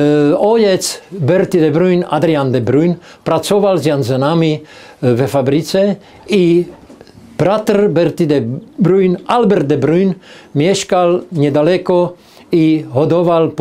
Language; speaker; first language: Polish; non-native, learner; Czech